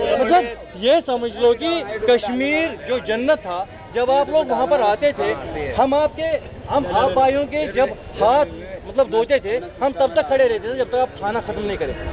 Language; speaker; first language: Urdu; non-native, local second language; Kashmiri